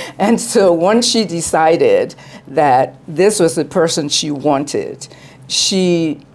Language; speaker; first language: English; native; English